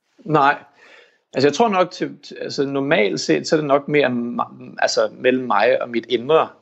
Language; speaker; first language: Danish; early bilingual, heritage; Danish